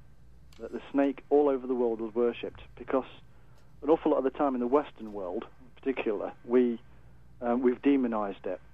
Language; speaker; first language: English; native; English